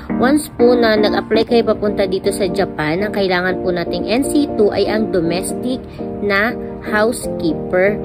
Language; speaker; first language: Filipino; native; Filipino